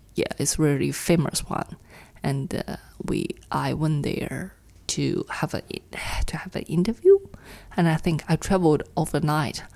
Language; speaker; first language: English; non-native, fluent; Chinese